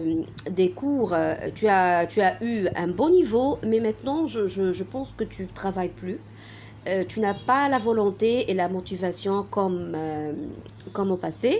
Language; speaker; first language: French; non-native, fluent; Arabic